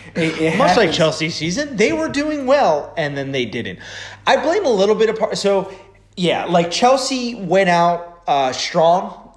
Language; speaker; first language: English; native; English